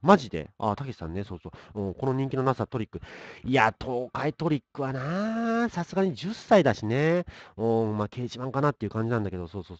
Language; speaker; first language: Japanese; native; Japanese